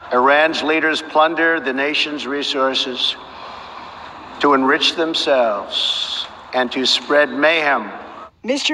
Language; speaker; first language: English; native; English